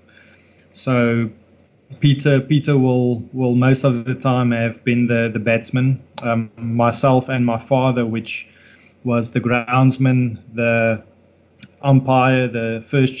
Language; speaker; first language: English; non-native, local second language; Afrikaans